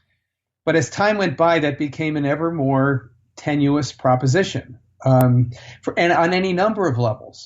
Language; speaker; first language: English; native; English